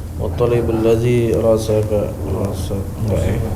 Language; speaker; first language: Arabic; non-native, learner; Indonesian